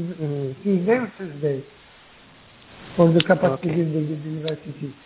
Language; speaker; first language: English; non-native, learner; Arabic